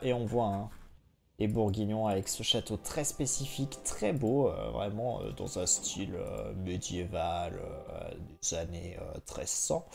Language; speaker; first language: French; native; French